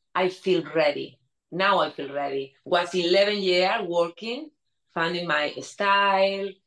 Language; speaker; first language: English; non-native, learner; Spanish